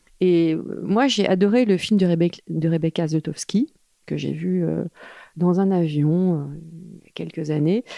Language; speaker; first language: French; native; French